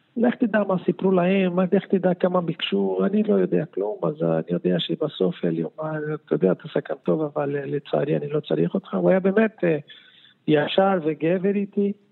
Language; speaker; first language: Hebrew; non-native, fluent; Portuguese